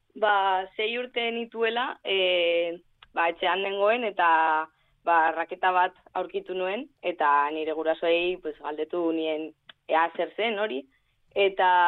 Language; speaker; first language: Basque; non-native, local second language; Spanish